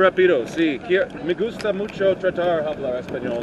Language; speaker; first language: Spanish; non-native, learner; English